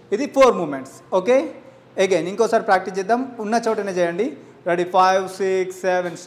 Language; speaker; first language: Telugu; native; Telugu